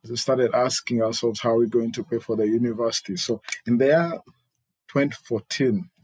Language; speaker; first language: English; non-native, local second language; Ganda